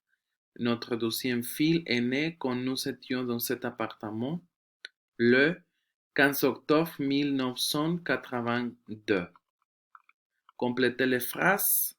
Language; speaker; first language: French; non-native, fluent; Spanish